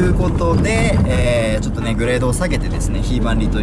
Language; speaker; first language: Japanese; native; Japanese